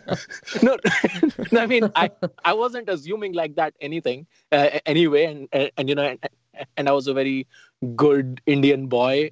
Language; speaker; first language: English; non-native, local second language; Hindi